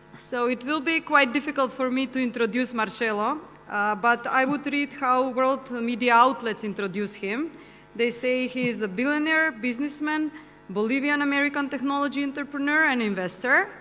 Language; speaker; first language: English; non-native, fluent; Macedonian